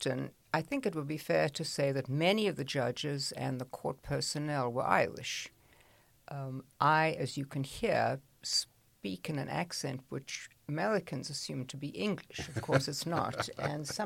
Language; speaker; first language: English; native; English